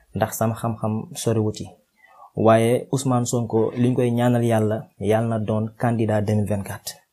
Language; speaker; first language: Wolof; non-native, local second language; Fula